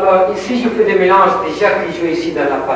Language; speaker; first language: French; non-native, learner; Spanish